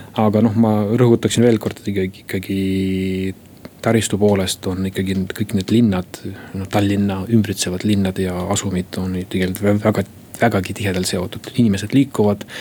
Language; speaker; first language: Estonian; non-native, local second language; Russian